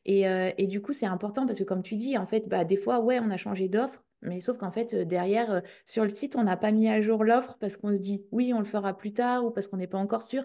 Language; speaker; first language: French; native; French